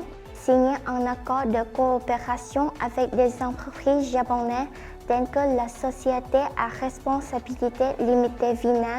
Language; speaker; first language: French; non-native, fluent; Vietnamese